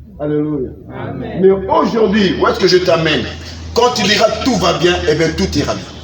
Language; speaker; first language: French; non-native, local second language; Lingala